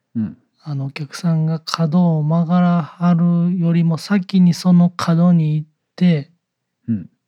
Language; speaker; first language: Japanese; native; Japanese